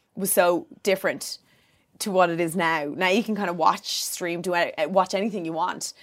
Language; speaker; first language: English; native; English